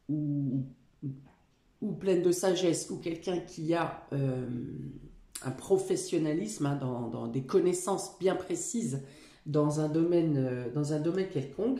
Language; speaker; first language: French; native; French